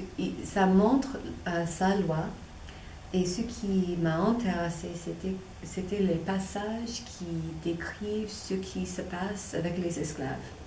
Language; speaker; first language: French; non-native, fluent; English